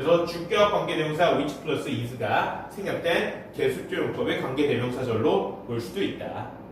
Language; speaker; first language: Korean; native; Korean